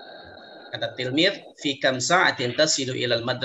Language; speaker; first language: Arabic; non-native, fluent; Indonesian